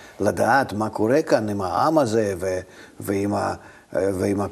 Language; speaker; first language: Hebrew; non-native, fluent; Russian